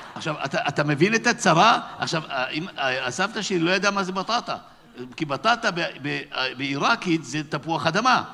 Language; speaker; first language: Hebrew; native; Hebrew